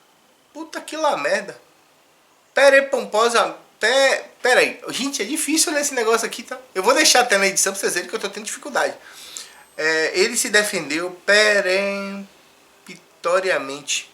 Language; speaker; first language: Portuguese; native; Portuguese